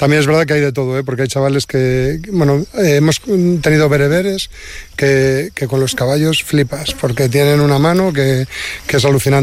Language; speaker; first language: Spanish; native; Spanish